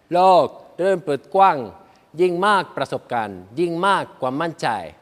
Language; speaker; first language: Thai; non-native, learner; Spanish